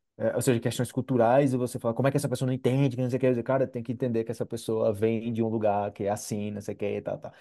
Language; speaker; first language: Portuguese; native; Portuguese